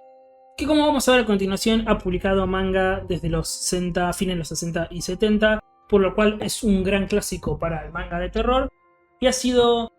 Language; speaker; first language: Spanish; native; Spanish